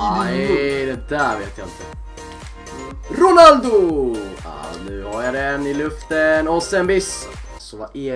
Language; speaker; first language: Swedish; native; Swedish